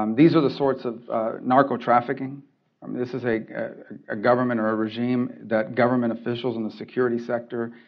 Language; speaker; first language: English; early bilingual, other home language; Spanish